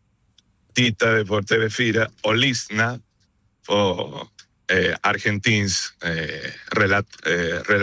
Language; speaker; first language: Swedish; non-native, fluent; Spanish